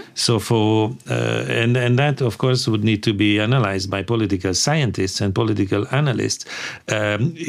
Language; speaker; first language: English; non-native, fluent; Hungarian